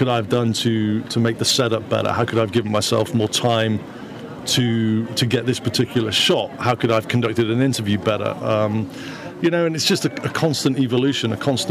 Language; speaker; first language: English; native; English